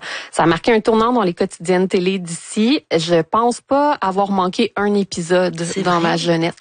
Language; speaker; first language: French; native; French